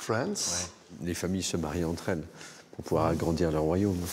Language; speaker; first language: French; native; French